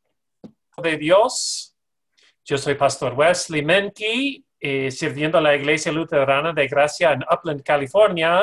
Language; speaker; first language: Spanish; non-native, fluent; English